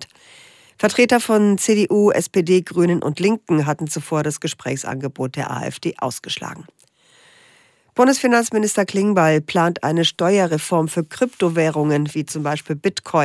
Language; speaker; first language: German; native; German